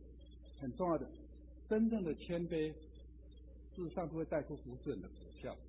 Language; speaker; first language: Chinese; native; Chinese